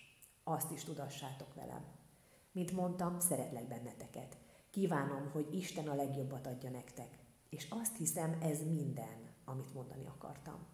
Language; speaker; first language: Hungarian; native; Hungarian